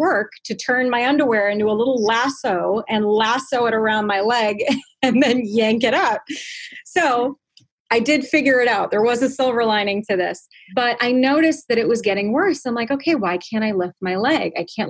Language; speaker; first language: English; native; English